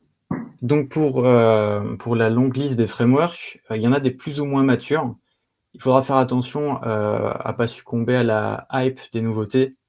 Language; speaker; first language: French; native; French